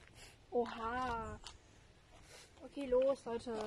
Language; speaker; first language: German; non-native, learner; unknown